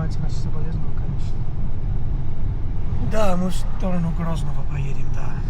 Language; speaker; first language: Russian; non-native, learner; English